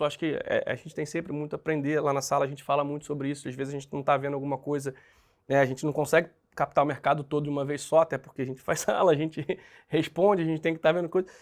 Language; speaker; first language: Portuguese; native; Portuguese